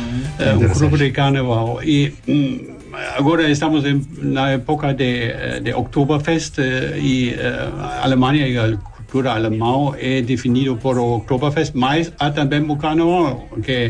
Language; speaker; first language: Portuguese; non-native, learner; German